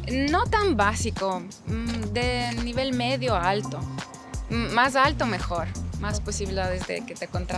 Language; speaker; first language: Spanish; non-native, fluent; Ukrainian